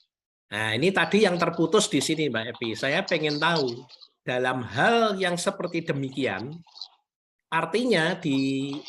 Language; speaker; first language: Malay; native; Malay